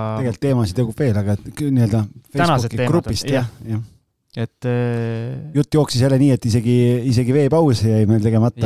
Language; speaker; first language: Estonian; native; Estonian